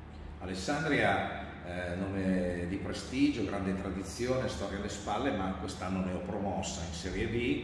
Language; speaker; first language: Italian; native; Italian